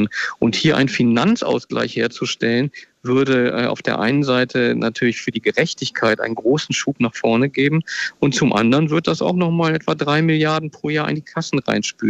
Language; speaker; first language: German; native; German